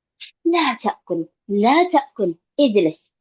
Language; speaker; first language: Arabic; non-native, fluent; Indonesian